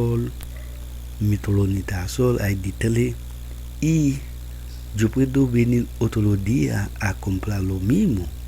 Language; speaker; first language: Spanish; non-native, learner; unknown